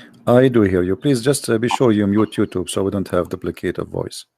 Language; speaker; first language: English; non-native, local second language; Arabic